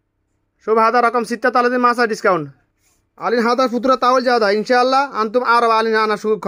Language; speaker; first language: Arabic; non-native, learner; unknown